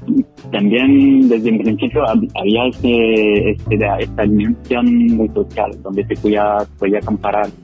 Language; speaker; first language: Spanish; non-native, fluent; French